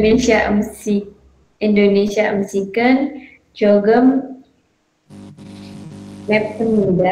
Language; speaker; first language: Korean; non-native, learner; Indonesian